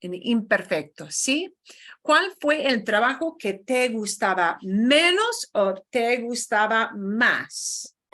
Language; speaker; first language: Spanish; non-native, fluent; English